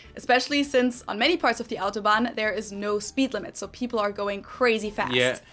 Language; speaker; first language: English; non-native, fluent; German